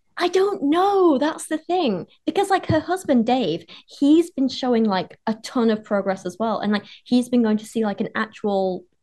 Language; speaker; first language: English; native; English